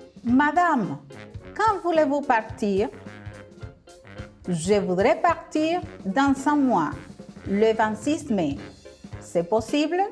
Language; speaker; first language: French; non-native, fluent; Spanish